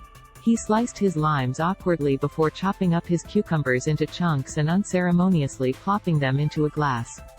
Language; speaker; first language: English; native; English